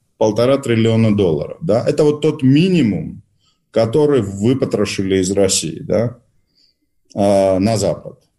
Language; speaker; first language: Russian; non-native, local second language; Georgian